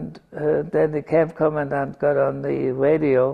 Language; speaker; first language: English; non-native, fluent; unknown